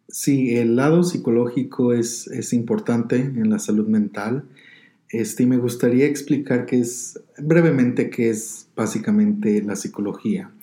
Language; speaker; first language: Spanish; native; Spanish